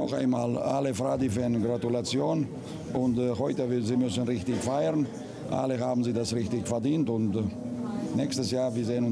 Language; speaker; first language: German; non-native, learner; Russian